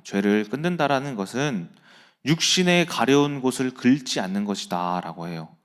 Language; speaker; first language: Korean; native; Korean